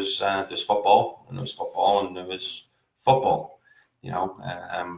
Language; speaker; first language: English; native; English